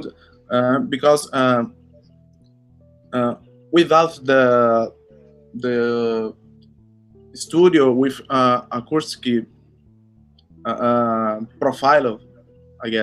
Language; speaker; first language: English; non-native, learner; Portuguese